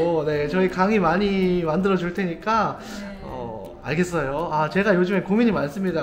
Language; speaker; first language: Korean; native; Korean